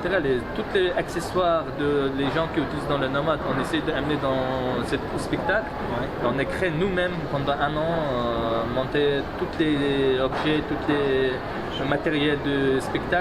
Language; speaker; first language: French; non-native, fluent; Mongolian